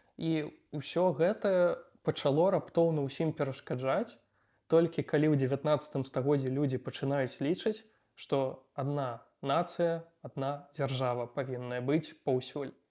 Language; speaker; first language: Belarusian; native; Belarusian